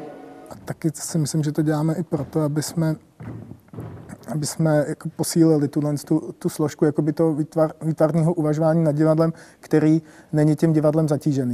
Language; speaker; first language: Czech; native; Czech